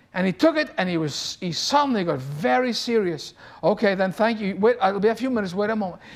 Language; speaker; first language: English; native; English